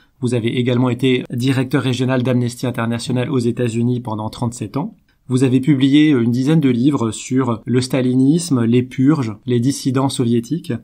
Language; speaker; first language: French; native; French